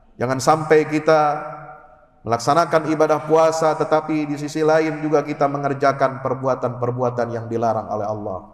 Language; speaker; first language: Malay; native; Malay